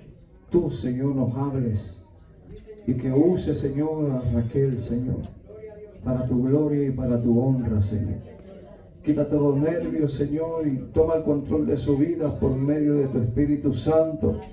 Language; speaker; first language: Spanish; native; Spanish